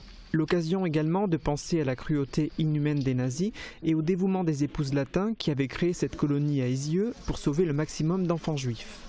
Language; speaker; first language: French; native; French